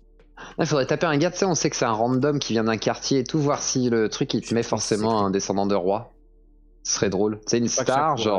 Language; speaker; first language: French; native; French